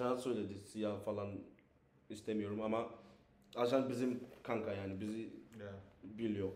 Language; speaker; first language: Turkish; non-native, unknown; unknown